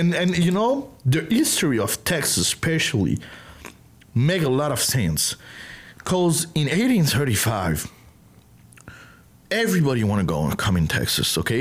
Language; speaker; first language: English; non-native, learner; French